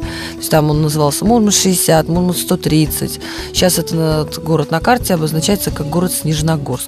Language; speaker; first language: Russian; native; Russian